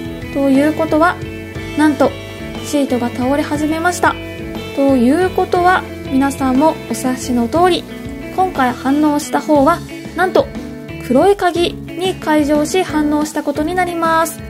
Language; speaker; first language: Japanese; native; Japanese